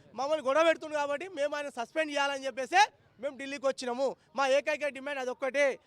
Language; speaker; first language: Telugu; non-native, local second language; Lambadi